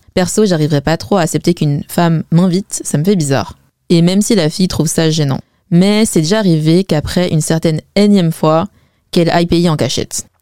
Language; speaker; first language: French; early bilingual, other home language; Wu Chinese